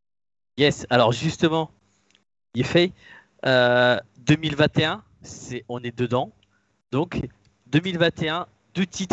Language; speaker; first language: French; native; French